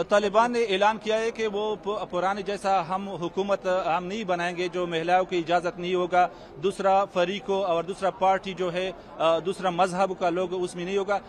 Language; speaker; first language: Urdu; non-native, learner; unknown